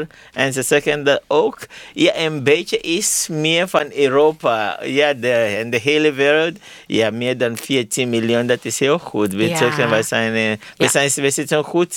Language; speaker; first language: Dutch; non-native, learner; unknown